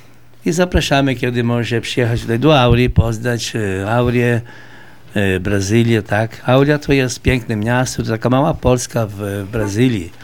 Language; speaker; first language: Polish; early bilingual, heritage; Polish